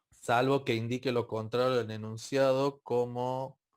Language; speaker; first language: Spanish; native; Spanish